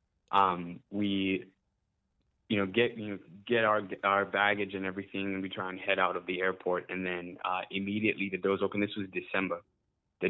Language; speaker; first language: English; non-native, local second language; Ganda